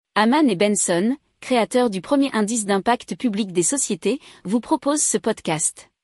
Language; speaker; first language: French; native; French